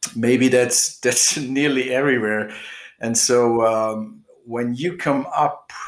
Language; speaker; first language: English; non-native, fluent; German